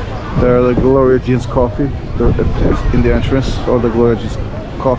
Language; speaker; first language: English; non-native, fluent; Turkish